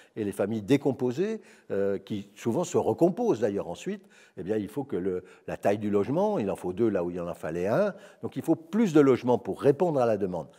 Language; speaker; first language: French; native; French